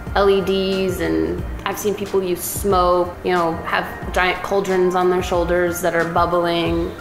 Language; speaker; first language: English; native; English